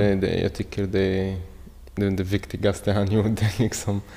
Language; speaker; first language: Swedish; non-native, fluent; Arabic